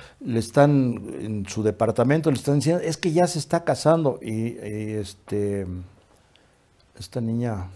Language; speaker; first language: Spanish; native; Spanish